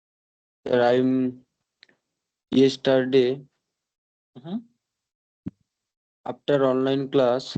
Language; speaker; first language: English; non-native, learner; Bangla